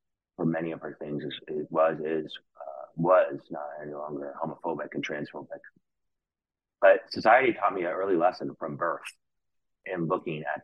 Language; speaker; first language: English; native; English